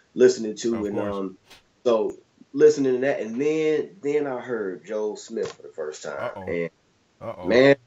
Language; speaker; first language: English; native; English